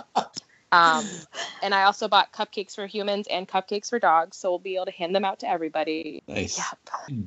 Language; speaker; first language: English; native; English